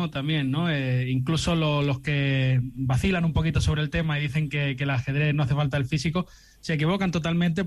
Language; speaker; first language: Spanish; native; Spanish